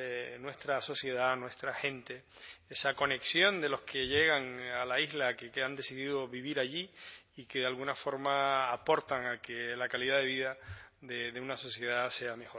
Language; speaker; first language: Spanish; native; Spanish